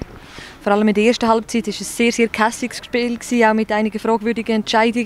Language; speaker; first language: German; native; German